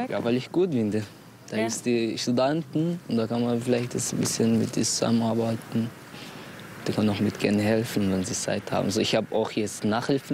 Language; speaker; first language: German; non-native, learner; Somali